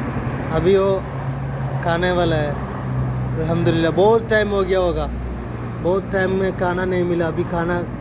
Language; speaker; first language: Hindi; non-native, local second language; Malayalam